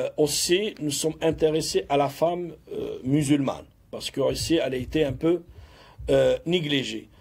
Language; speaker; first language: French; non-native, local second language; Arabic